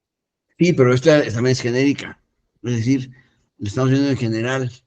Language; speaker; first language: Spanish; native; Spanish